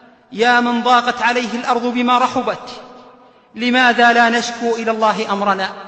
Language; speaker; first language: Arabic; native; Arabic